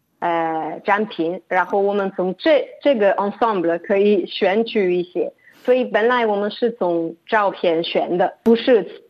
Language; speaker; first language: Chinese; non-native, fluent; French